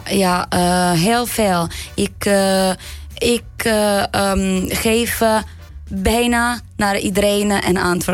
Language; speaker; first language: Dutch; non-native, learner; Italian